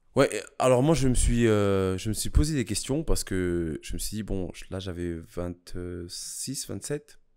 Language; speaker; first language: French; early bilingual, other home language; Kabuverdianu